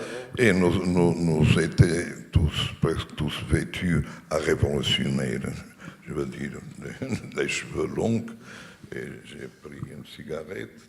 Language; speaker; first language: French; non-native, fluent; Portuguese